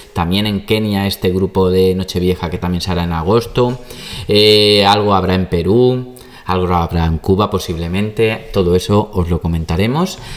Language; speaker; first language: Spanish; native; Spanish